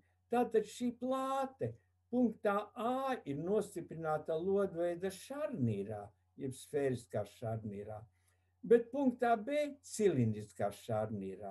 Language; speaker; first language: Latvian; native; Latvian